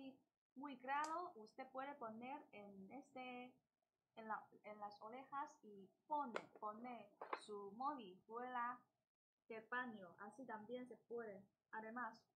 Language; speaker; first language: Spanish; non-native, learner; Chinese